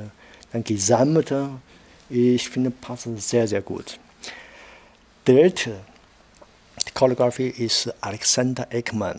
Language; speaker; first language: German; non-native, learner; Chinese